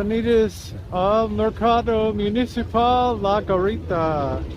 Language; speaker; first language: Spanish; non-native, learner; English